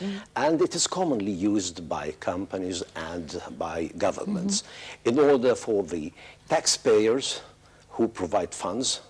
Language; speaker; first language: English; non-native, fluent; Arabic